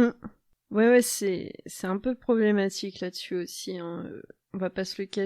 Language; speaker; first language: French; native; French